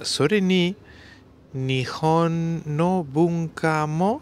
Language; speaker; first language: Japanese; non-native, learner; Spanish